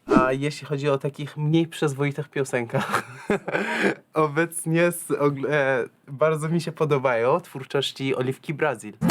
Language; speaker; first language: Polish; non-native, fluent; Persian